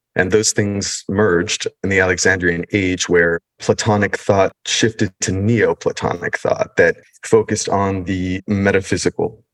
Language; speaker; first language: English; early bilingual, other home language; Spanish